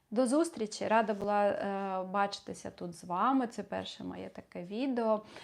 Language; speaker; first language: Ukrainian; non-native, local second language; Russian